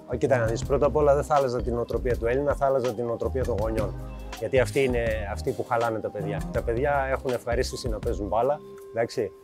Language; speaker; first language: Greek; early bilingual, heritage; Greek